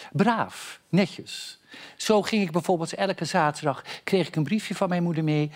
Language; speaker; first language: Dutch; native; Dutch